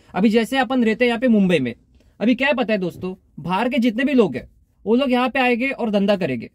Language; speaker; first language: Hindi; non-native, local second language; Marathi